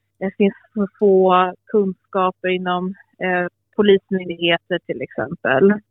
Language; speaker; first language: Swedish; early bilingual, other home language; Albanian